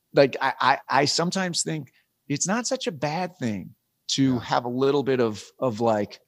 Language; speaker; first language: English; native; English